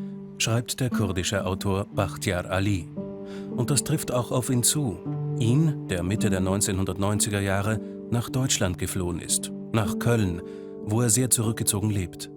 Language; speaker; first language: German; native; German